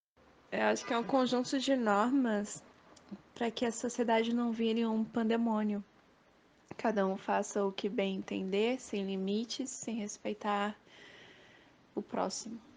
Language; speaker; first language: Portuguese; native; Portuguese